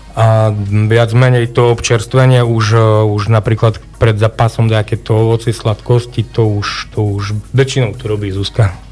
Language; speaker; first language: Slovak; native; Slovak